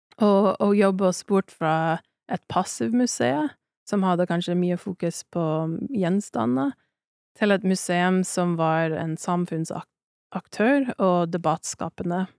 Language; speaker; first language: Norwegian; non-native, fluent; English